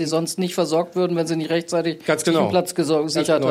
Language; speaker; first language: German; native; German